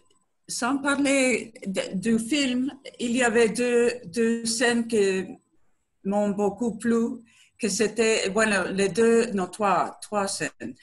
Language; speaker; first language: French; non-native, learner; Spanish